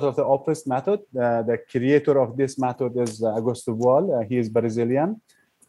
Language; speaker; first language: English; non-native, learner; Persian